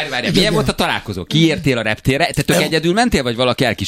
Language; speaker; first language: Hungarian; native; Hungarian